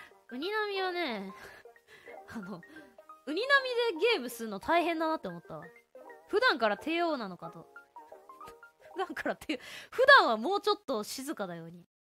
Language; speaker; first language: Japanese; native; Japanese